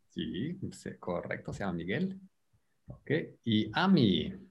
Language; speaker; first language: Spanish; native; Spanish